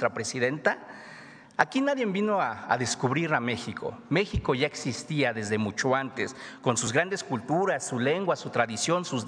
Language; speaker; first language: Spanish; non-native, local second language; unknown